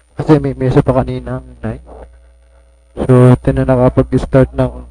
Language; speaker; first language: Filipino; native; Filipino